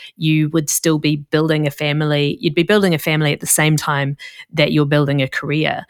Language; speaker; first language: English; native; English